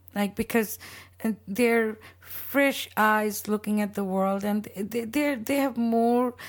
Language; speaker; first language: English; non-native, local second language; Bangla